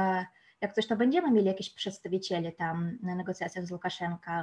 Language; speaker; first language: Polish; non-native, fluent; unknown